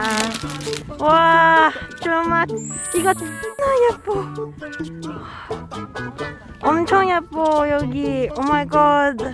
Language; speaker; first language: Korean; non-native, learner; Cantonese